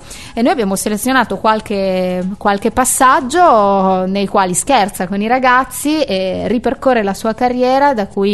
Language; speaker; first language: Italian; native; Italian